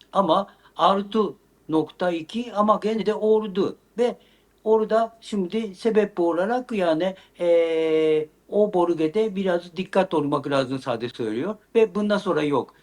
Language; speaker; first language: Turkish; non-native, learner; Japanese